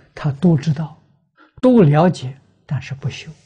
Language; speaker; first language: Chinese; native; Chinese